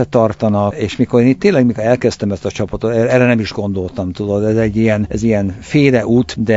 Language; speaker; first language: Hungarian; early bilingual, heritage; Hungarian